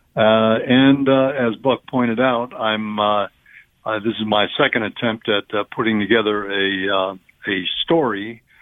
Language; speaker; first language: English; native; English